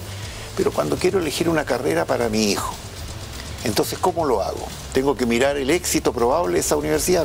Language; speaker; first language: Spanish; native; Spanish